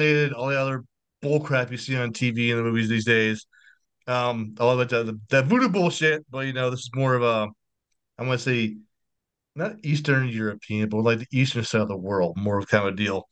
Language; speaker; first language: English; native; English